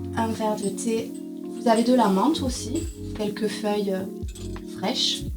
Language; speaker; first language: French; native; French